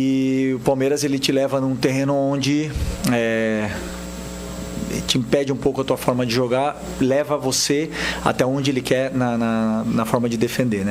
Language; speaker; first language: Portuguese; native; Portuguese